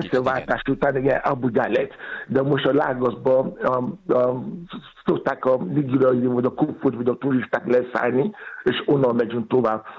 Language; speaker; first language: Hungarian; non-native, fluent; Yoruba